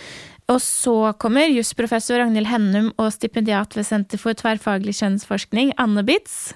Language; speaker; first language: Norwegian; native; Norwegian